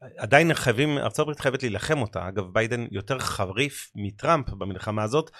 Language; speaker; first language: Hebrew; native; Hebrew